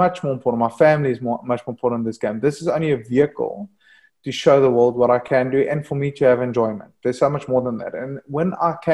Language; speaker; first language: English; non-native, local second language; Afrikaans